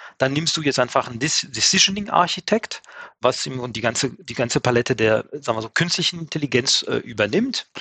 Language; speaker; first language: German; non-native, fluent; French